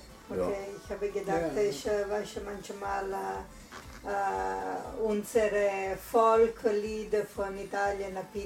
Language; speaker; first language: German; non-native, learner; Italian